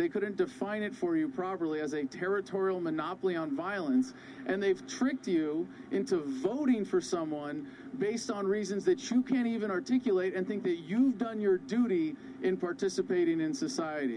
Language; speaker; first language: English; native; English